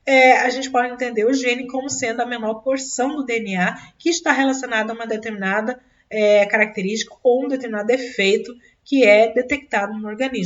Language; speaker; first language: Portuguese; native; Portuguese